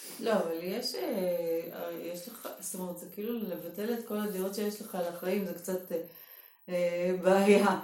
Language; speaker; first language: Hebrew; native; Hebrew